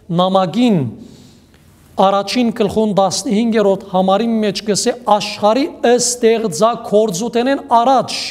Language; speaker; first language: Armenian; native; Armenian